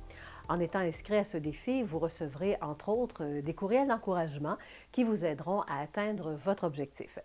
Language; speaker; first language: French; native; French